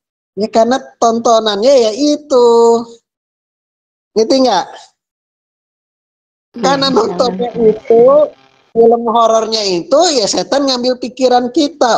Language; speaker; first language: Indonesian; native; Indonesian